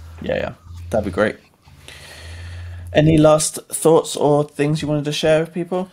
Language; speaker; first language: English; native; English